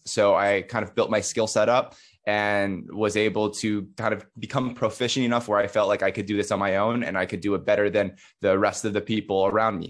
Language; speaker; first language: English; native; English